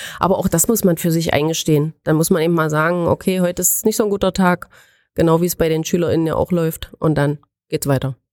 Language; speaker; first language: German; native; German